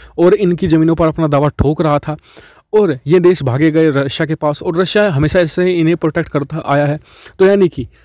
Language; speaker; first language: Hindi; native; Hindi